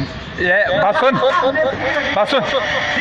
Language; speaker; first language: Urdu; non-native, local second language; Pashto